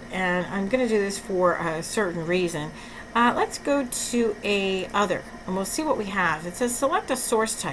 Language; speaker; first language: English; native; English